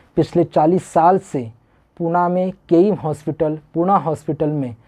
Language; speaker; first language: Hindi; non-native, local second language; Marathi